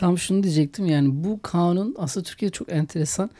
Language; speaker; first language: Turkish; native; Turkish